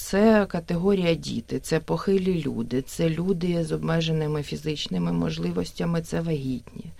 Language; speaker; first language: Ukrainian; native; Ukrainian